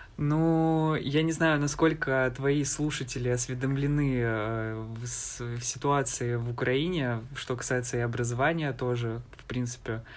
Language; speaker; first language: Russian; native; Russian